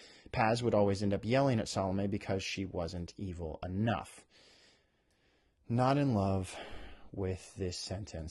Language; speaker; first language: English; native; English